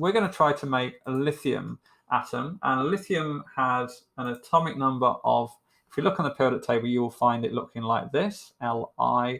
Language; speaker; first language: English; native; English